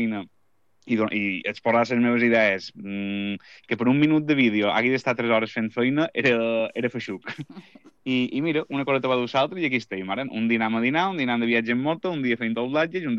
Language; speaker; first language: Catalan; native; Catalan